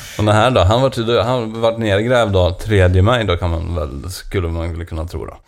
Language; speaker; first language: Swedish; native; Swedish